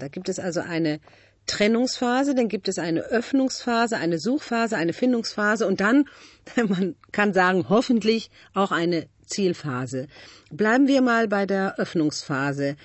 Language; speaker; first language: German; native; German